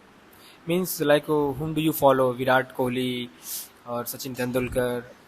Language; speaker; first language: English; non-native, fluent; Hindi